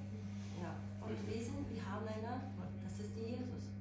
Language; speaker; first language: German; non-native, learner; Portuguese